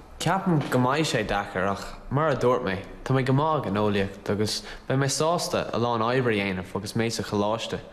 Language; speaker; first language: Irish; non-native, local second language; English